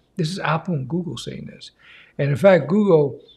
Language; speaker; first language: English; native; English